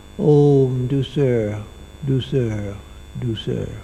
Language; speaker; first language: French; non-native, learner; English